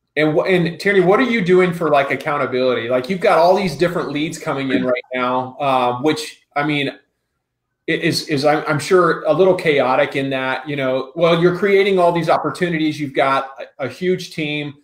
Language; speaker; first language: English; native; English